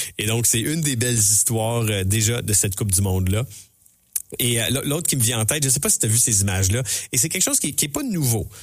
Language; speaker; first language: French; native; French